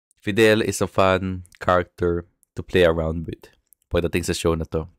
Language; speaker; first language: English; non-native, local second language; Filipino